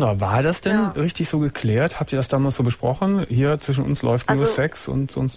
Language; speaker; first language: German; native; German